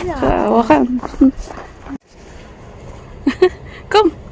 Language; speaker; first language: Dutch; non-native, fluent; Filipino